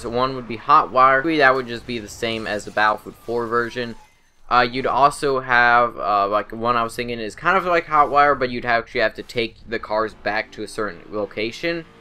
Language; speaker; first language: English; native; English